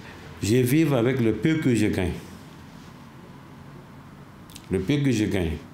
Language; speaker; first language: French; non-native, learner; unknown